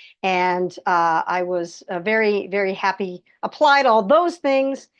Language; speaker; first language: English; native; English